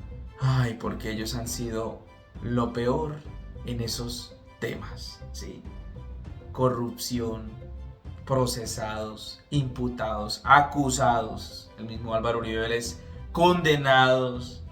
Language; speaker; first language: Spanish; native; Spanish